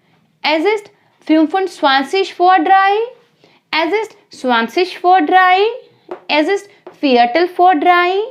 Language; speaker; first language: German; non-native, fluent; Hindi